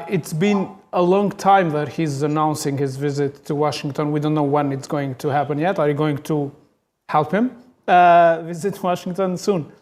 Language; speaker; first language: English; non-native, fluent; Albanian